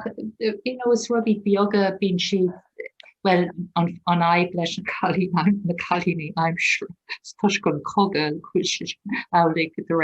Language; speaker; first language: Irish; non-native, local second language; English